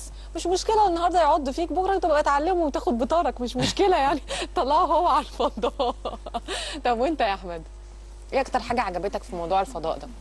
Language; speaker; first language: Arabic; native; Arabic